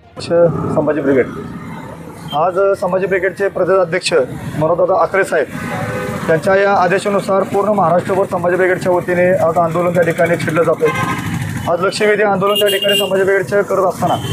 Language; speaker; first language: Marathi; native; Marathi